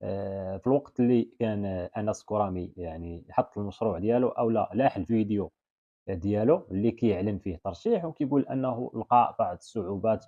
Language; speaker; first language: Arabic; native; Arabic